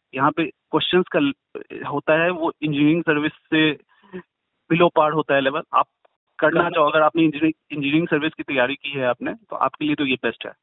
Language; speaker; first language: Hindi; native; Hindi